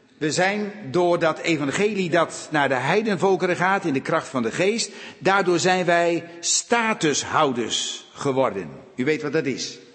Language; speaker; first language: Dutch; native; Dutch